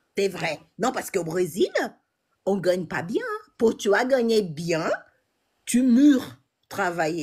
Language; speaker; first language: French; non-native, learner; Portuguese